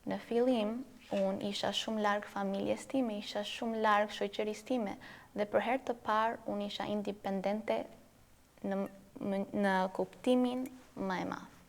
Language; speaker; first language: Albanian; early bilingual, heritage; Albanian